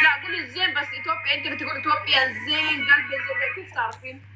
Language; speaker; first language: Arabic; non-native, learner; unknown